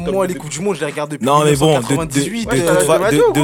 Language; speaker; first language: French; native; French